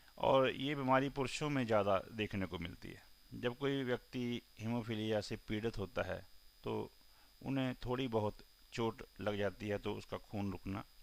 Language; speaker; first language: Hindi; non-native, local second language; Punjabi